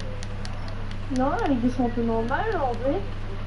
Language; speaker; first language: French; non-native, local second language; Réunion Creole French